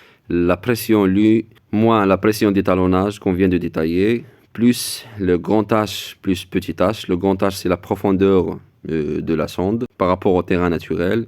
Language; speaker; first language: French; non-native, local second language; Arabic